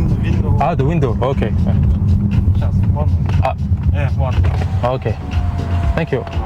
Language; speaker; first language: English; non-native, learner; French